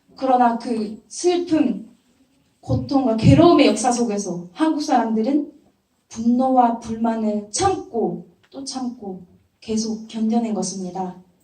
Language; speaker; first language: Korean; non-native, fluent; Japanese